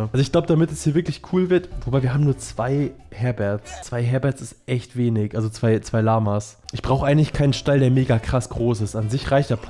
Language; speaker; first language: German; native; German